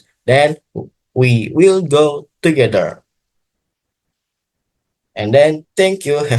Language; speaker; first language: English; non-native, learner; Indonesian